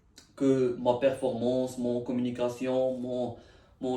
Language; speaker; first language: French; non-native, learner; Arabic